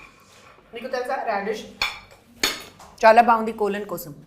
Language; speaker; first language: Telugu; non-native, local second language; Hindi